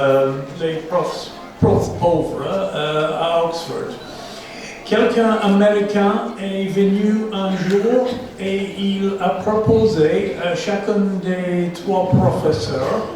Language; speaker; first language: French; non-native, fluent; English